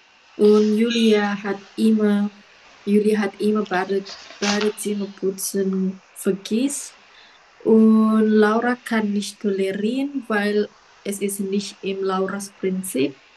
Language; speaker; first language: German; non-native, learner; Indonesian